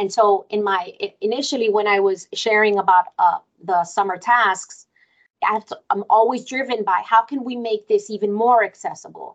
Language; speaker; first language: English; early bilingual, other home language; Spanish